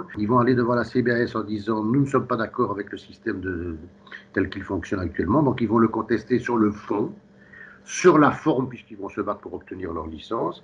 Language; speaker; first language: French; native; French